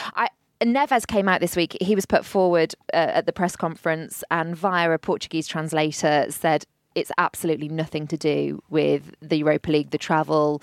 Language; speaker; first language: English; native; English